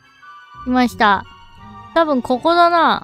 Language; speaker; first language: Japanese; native; Japanese